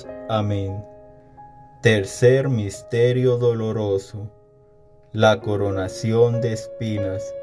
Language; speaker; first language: Spanish; native; Spanish